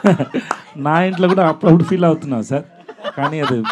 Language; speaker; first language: Telugu; non-native, learner; Tamil